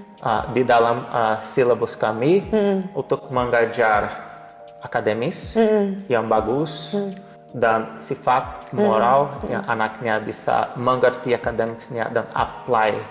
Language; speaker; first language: Indonesian; non-native, learner; Portuguese